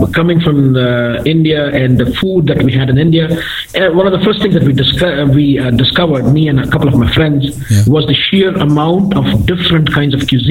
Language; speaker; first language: English; non-native, local second language; Tamil